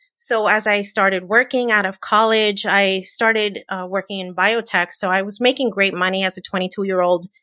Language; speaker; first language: English; early bilingual, other home language; Spanish